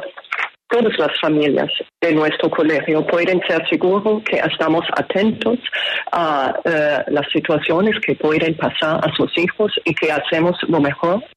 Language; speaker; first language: Spanish; non-native, fluent; German